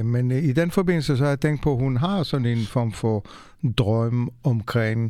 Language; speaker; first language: Danish; non-native, fluent; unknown